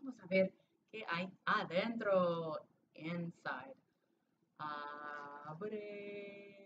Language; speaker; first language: Spanish; non-native, fluent; English